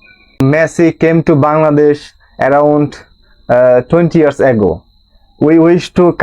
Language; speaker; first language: English; non-native, local second language; Bangla